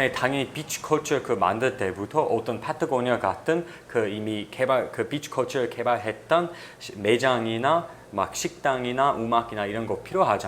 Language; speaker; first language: Korean; non-native, fluent; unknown